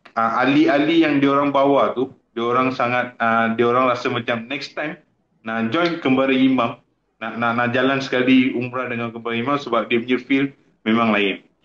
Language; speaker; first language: Malay; non-native, local second language; Tamil